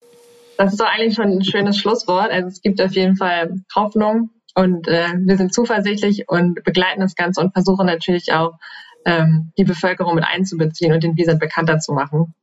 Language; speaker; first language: German; native; German